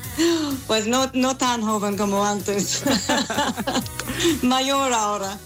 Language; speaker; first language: Spanish; non-native, learner; English